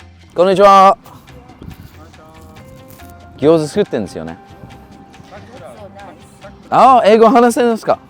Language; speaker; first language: Japanese; early bilingual, heritage; English